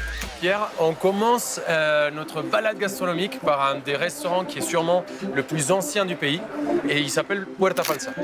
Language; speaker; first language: French; non-native, fluent; Spanish